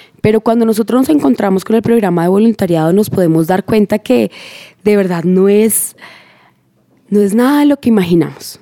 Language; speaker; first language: Spanish; native; Spanish